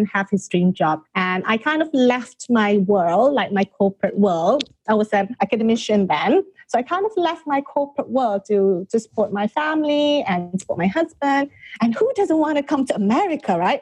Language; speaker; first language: English; non-native, local second language; Malay